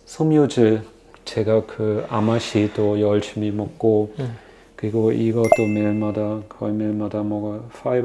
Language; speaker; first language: Korean; non-native, fluent; German